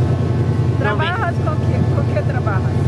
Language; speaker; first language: Portuguese; non-native, learner; Spanish